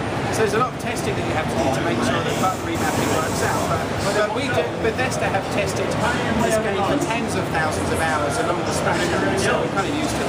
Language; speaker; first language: English; native; English